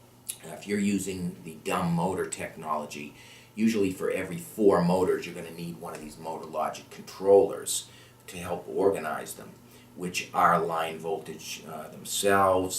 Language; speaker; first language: English; native; English